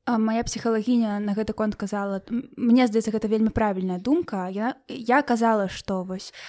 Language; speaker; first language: Belarusian; native; Belarusian